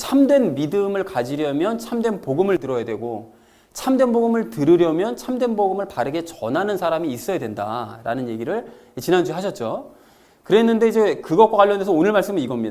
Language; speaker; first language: Korean; native; Korean